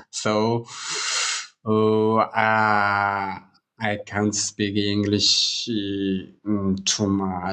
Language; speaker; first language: English; non-native, learner; Chinese